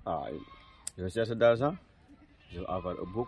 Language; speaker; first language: French; non-native, local second language; Wolof